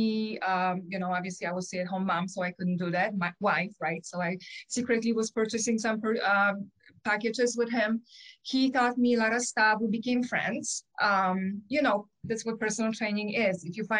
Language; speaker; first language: English; non-native, fluent; Polish